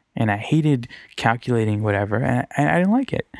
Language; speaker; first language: English; native; English